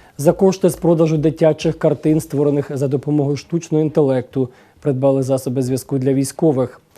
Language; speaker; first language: Ukrainian; native; Ukrainian